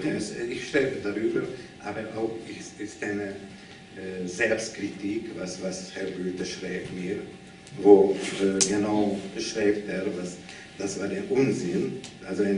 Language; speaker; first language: German; non-native, learner; Hungarian